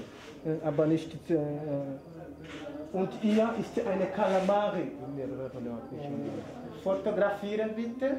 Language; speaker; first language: German; non-native, learner; Swahili